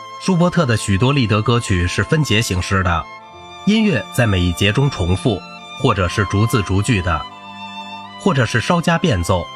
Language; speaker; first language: Chinese; native; Chinese